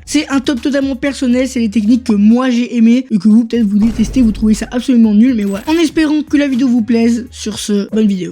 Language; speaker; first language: French; native; French